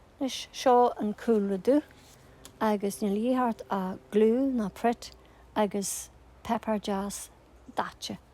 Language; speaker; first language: Irish; native; Irish